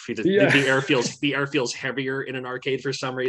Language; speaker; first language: English; native; English